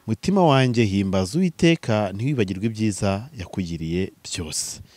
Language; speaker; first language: Kinyarwanda; native; Kinyarwanda